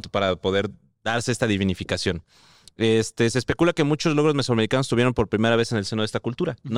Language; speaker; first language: Spanish; native; Spanish